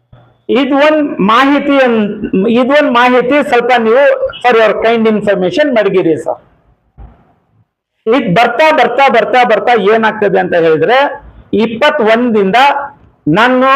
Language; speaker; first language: Kannada; native; Kannada